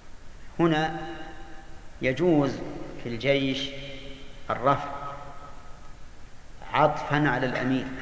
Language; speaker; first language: Arabic; native; Arabic